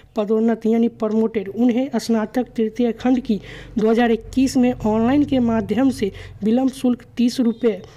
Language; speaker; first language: Hindi; native; Hindi